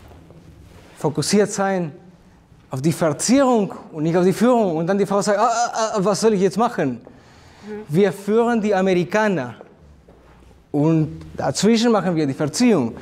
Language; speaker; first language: German; non-native, fluent; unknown